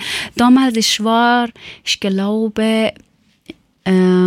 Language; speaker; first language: German; non-native, fluent; Persian